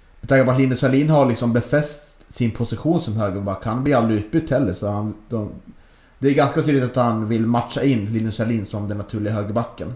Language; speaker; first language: Swedish; native; Swedish